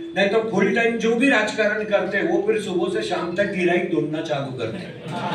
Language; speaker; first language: Hindi; non-native, local second language; Marathi